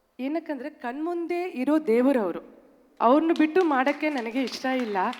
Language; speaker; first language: Kannada; non-native, local second language; Tamil